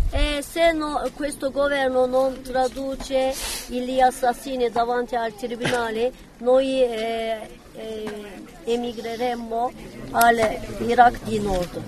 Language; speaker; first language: Italian; non-native, learner; Kurdish